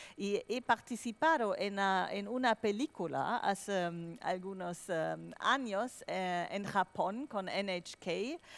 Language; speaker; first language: Spanish; non-native, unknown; German